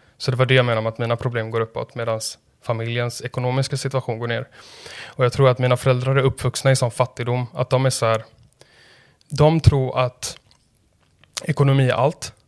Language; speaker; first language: Swedish; native; Swedish